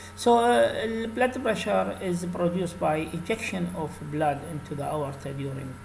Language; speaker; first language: English; non-native, fluent; Arabic